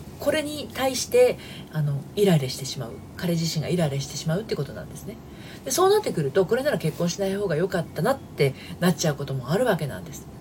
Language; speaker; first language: Japanese; native; Japanese